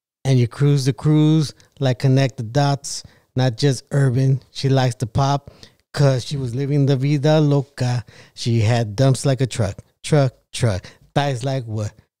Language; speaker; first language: English; native; English